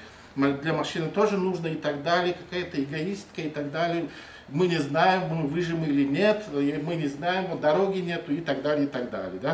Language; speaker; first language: Russian; non-native, fluent; Mongolian